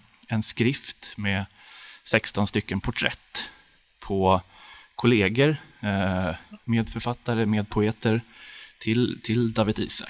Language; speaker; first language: Swedish; native; Swedish